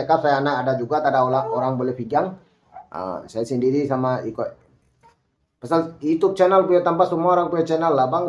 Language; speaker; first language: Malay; non-native, learner; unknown